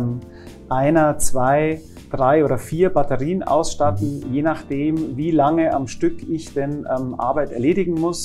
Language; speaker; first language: German; native; German